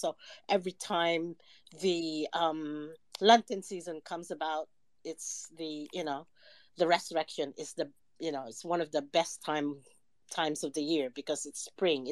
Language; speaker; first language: English; non-native, local second language; Filipino